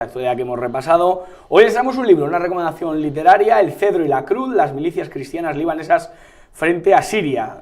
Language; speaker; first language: Spanish; native; Spanish